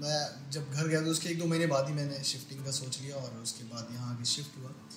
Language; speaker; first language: Hindi; non-native, local second language; Marwari